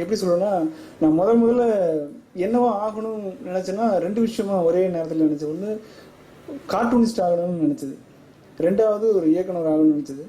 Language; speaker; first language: Tamil; native; Tamil